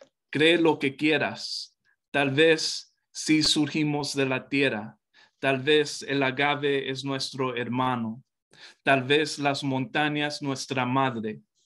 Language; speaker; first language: Spanish; early bilingual, heritage; Spanish